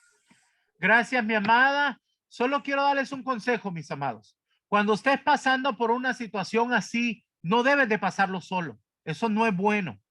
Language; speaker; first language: Spanish; native; Spanish